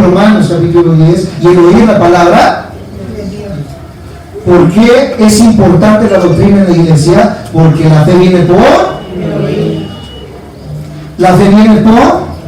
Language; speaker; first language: Spanish; native; Spanish